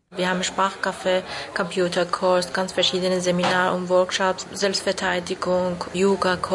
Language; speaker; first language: German; non-native, fluent; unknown